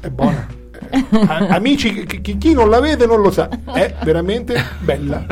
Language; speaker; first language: Italian; native; Italian